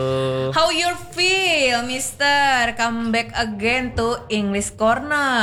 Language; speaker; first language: English; non-native, learner; Indonesian